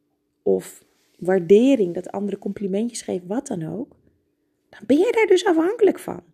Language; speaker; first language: Dutch; native; Dutch